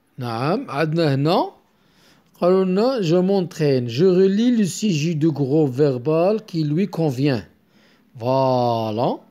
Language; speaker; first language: French; non-native, local second language; Arabic